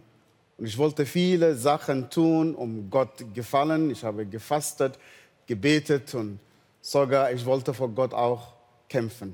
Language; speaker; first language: German; non-native, fluent; Arabic